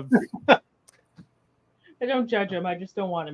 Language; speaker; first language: English; native; English